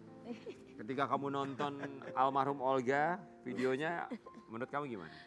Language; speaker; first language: Indonesian; native; Indonesian